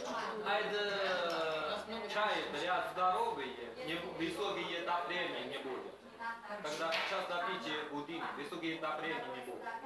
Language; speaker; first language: Russian; non-native, learner; Chinese